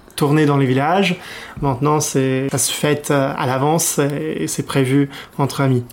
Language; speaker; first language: French; non-native, fluent; English